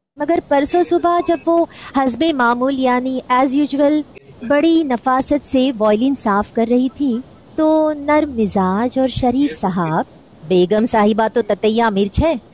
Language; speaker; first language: Urdu; non-native, local second language; Marathi